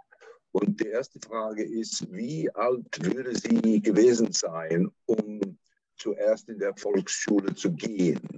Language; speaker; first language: German; non-native, learner; English